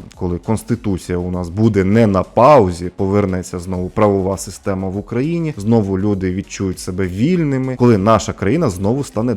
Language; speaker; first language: Ukrainian; non-native, local second language; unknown